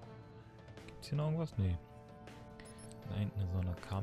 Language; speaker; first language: German; native; German